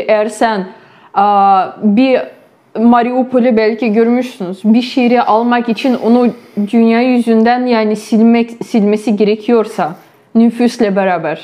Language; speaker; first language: Turkish; non-native, fluent; Ukrainian